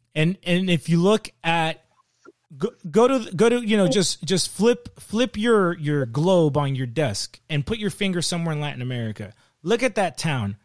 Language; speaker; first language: English; early bilingual, other home language; Spanish